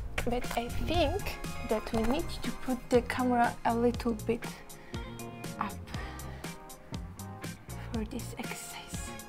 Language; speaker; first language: English; non-native, fluent; Polish